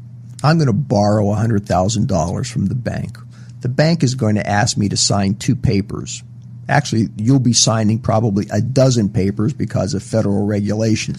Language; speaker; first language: English; native; English